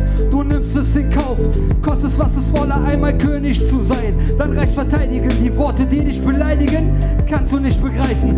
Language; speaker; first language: German; early bilingual, other home language; Turkish